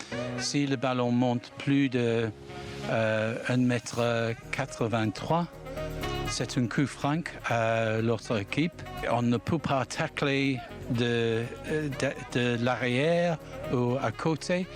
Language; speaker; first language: French; non-native, fluent; English